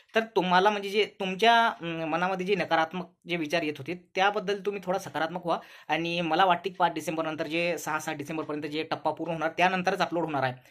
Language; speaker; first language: Hindi; non-native, local second language; Urdu